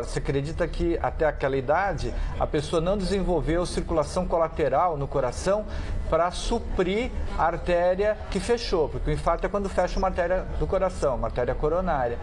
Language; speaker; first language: Portuguese; native; Portuguese